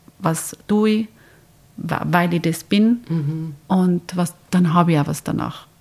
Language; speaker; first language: German; native; German